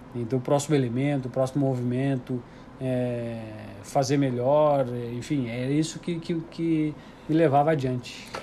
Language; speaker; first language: Portuguese; native; Portuguese